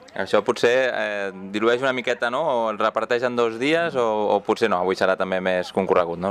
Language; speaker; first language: Catalan; native; Catalan